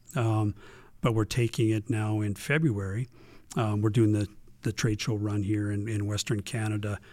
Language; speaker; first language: English; native; English